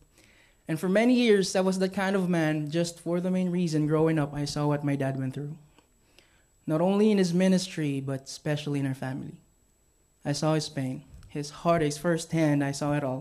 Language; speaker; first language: English; non-native, local second language; Filipino